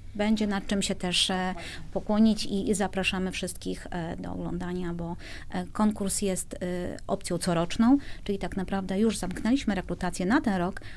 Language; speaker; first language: Polish; native; Polish